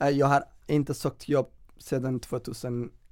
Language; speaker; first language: Swedish; non-native, fluent; Somali